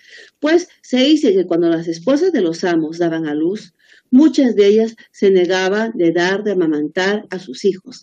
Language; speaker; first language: Spanish; native; Spanish